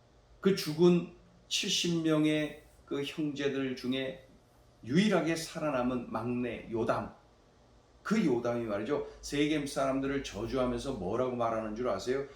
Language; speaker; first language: Korean; native; Korean